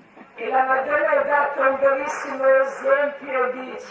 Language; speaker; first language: Italian; non-native, learner; Croatian